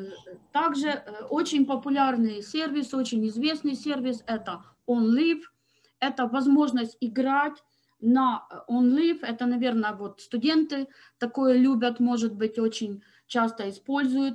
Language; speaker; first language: Russian; native; Russian